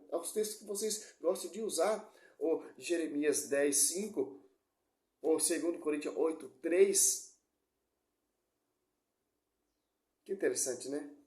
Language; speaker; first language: Portuguese; native; Portuguese